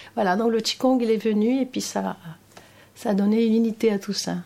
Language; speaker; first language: French; non-native, fluent; Greek